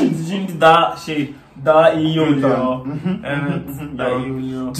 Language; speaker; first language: Turkish; non-native, learner; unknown